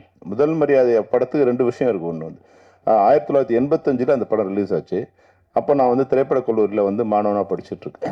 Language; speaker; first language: Tamil; native; Tamil